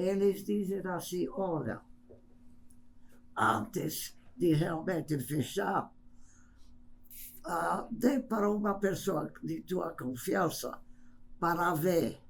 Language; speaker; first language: Portuguese; non-native, fluent; English